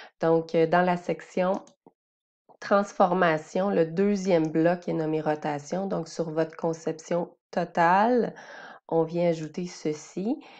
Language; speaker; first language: French; native; French